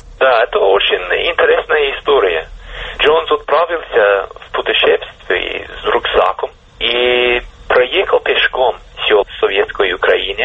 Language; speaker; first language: Russian; non-native, fluent; English